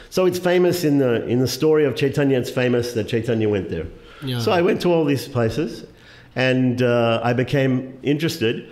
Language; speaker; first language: English; native; English